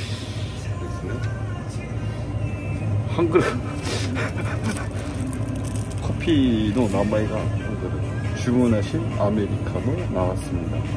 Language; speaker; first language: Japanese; non-native, fluent; Korean